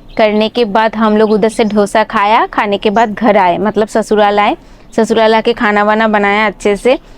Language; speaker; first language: Hindi; non-native, local second language; Bangla